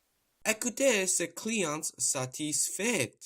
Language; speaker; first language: French; non-native, learner; English